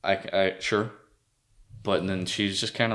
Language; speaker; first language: English; native; English